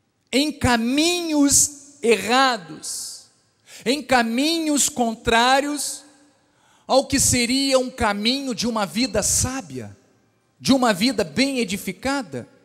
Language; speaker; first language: Portuguese; native; Portuguese